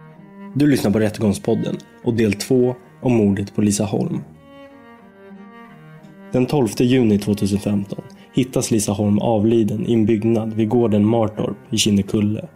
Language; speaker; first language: Swedish; native; Swedish